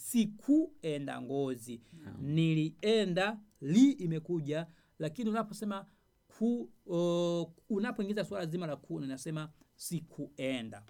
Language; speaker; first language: Swahili; non-native, local second language; Rundi